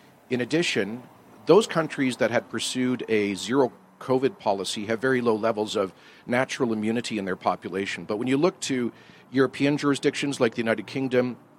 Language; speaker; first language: English; native; English